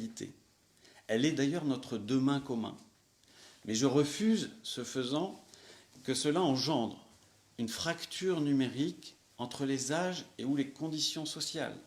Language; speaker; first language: French; native; French